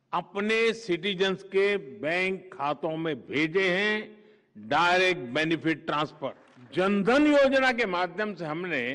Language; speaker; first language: Hindi; non-native, local second language; Gujarati